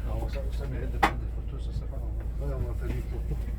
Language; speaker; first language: French; non-native, learner; Turkish